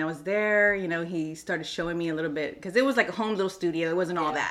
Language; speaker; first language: English; native; English